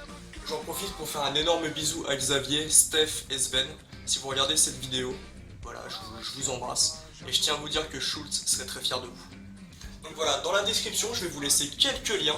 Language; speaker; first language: French; native; French